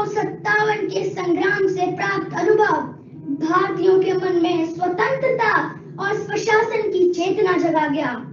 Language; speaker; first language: Hindi; native; Hindi